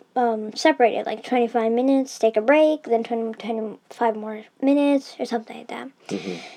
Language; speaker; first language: English; early bilingual, heritage; English